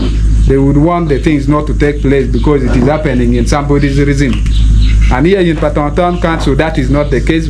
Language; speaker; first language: English; non-native, local second language; Acoli